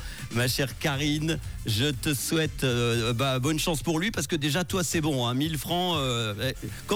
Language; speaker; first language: French; native; French